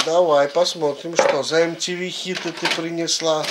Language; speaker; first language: Russian; native; Russian